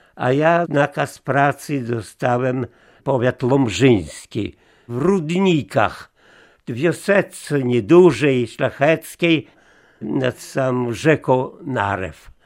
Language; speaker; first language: Polish; native; Polish